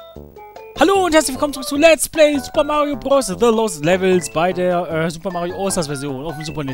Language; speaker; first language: German; native; German